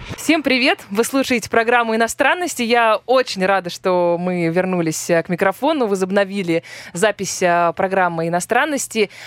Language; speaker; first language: Russian; native; Russian